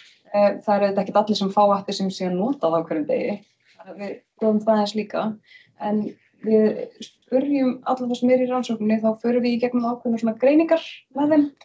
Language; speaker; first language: Icelandic; native; Icelandic